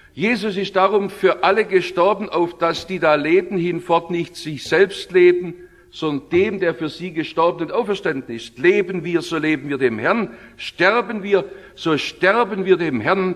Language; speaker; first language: German; native; German